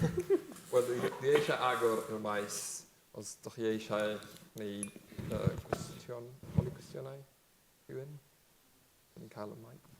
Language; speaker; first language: Welsh; non-native, fluent; Spanish